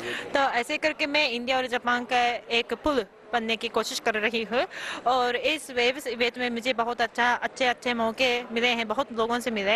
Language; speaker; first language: Hindi; non-native, fluent; Japanese